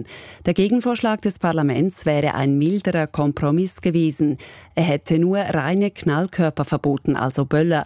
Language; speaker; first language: German; native; German